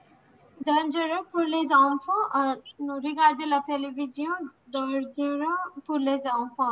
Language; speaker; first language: French; non-native, learner; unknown